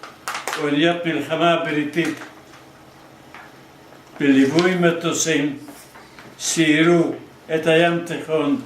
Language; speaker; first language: Hebrew; non-native, fluent; Hungarian